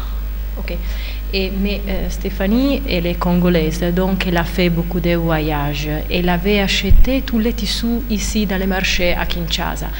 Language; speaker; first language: French; non-native, fluent; Italian